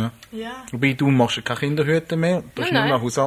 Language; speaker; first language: German; native; German